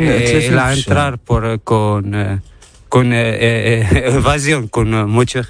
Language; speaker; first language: Spanish; non-native, learner; Arabic